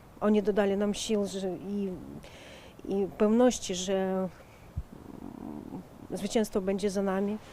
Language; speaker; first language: Polish; early bilingual, heritage; Ukrainian